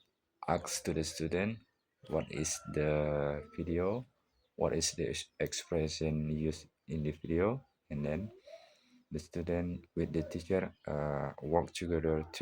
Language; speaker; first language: English; non-native, learner; Indonesian